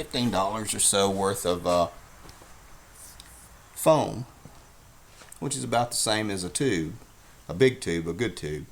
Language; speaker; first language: English; native; English